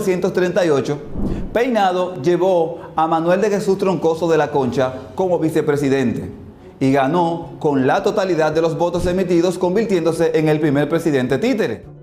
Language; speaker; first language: Spanish; native; Spanish